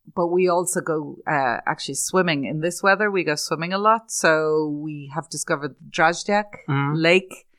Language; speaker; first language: English; native; English